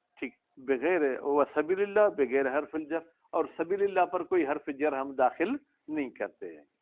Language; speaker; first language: Urdu; non-native, local second language; Sindhi